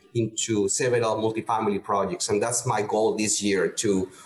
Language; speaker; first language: English; non-native, fluent; Spanish